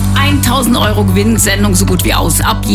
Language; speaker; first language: German; native; German